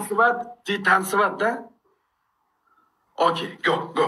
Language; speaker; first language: Russian; non-native, learner; Uzbek